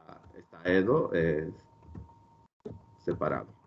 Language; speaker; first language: Spanish; native; Spanish